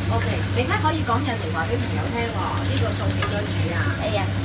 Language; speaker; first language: Cantonese; native; Cantonese